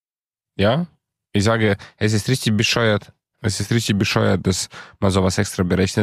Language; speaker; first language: German; early bilingual, other home language; Romanian